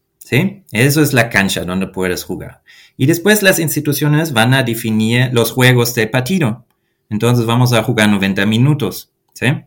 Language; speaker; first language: Spanish; non-native, fluent; German